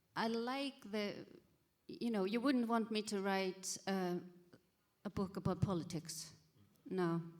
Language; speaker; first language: English; non-native, fluent; Icelandic